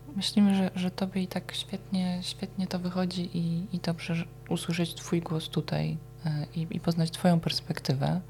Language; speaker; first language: Polish; native; Polish